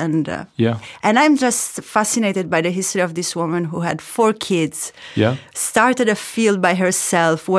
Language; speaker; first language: English; non-native, fluent; Italian